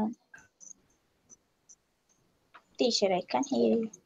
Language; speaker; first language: English; non-native, learner; Spanish